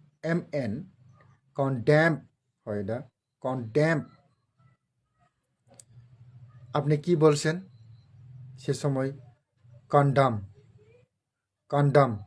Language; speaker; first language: Bangla; non-native, local second language; Kok Borok